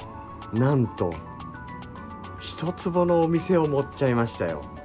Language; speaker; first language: Japanese; native; Japanese